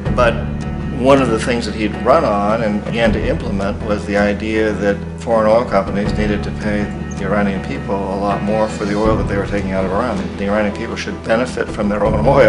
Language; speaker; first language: English; native; English